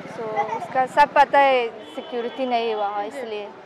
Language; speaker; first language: Hindi; non-native, learner; Persian